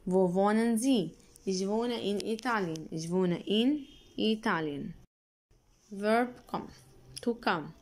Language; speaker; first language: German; non-native, learner; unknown